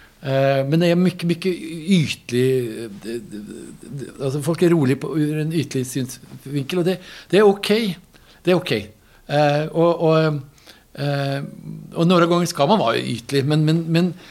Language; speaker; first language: Swedish; native; Swedish